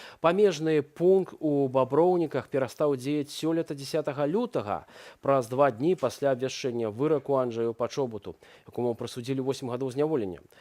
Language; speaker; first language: Belarusian; native; Belarusian